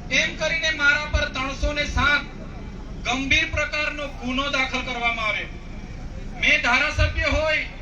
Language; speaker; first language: Gujarati; non-native, local second language; Vasavi